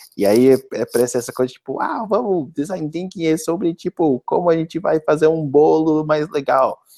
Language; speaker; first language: Portuguese; non-native, fluent; English